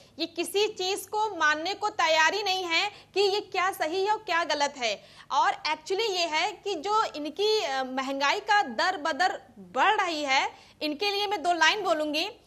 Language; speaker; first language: Hindi; native; Hindi